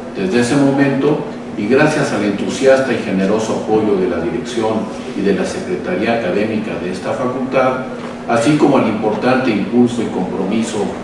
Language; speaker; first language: Spanish; native; Spanish